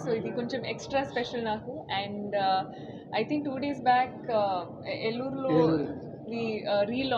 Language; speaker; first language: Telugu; non-native, fluent; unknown